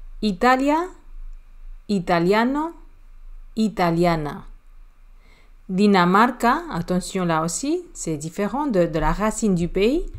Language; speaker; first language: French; non-native, fluent; Spanish